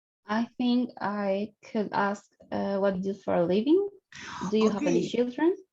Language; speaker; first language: English; non-native, learner; Spanish